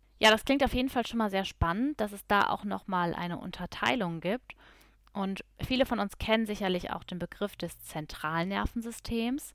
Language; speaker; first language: German; native; German